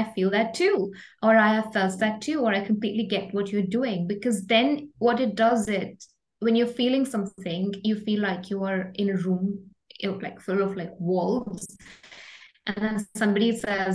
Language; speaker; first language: English; non-native, local second language; Hindi